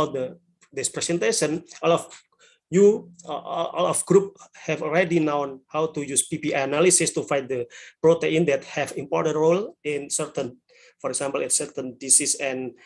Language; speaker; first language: English; non-native, learner; Indonesian